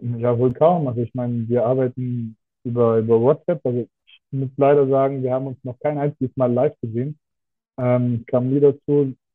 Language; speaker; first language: German; non-native, fluent; Russian